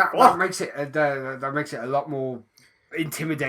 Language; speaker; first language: English; native; English